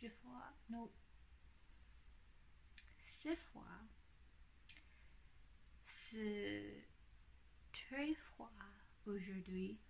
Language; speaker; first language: French; non-native, learner; English